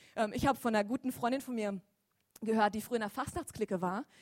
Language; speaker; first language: German; native; German